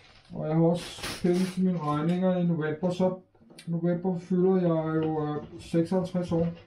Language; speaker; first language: Danish; native; Danish